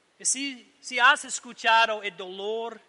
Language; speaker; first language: Spanish; non-native, learner; English